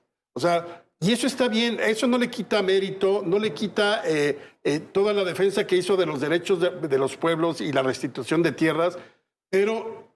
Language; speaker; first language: Spanish; native; Spanish